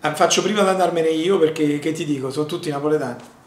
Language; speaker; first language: Italian; native; Italian